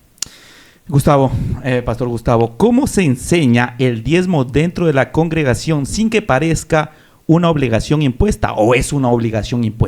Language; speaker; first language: Spanish; native; Spanish